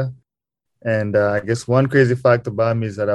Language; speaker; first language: English; non-native, local second language; Kinyarwanda